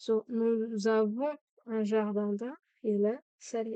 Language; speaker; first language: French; non-native, fluent; Tamil